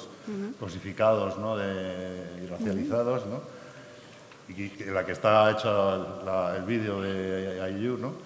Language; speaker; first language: Spanish; native; Spanish